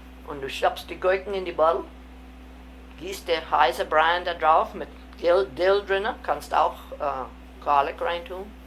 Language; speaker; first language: German; early bilingual, heritage; German